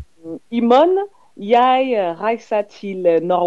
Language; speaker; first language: Danish; non-native, learner; French